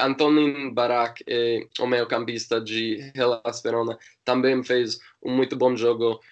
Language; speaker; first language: Portuguese; non-native, learner; English